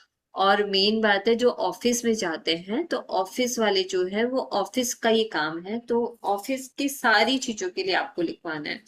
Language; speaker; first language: Hindi; native; Hindi